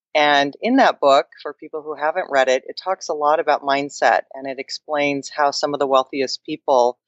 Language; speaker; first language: English; native; English